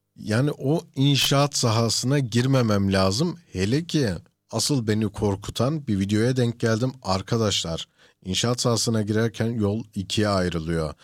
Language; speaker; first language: Turkish; early bilingual, heritage; Turkish